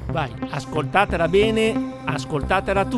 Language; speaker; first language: Italian; native; Italian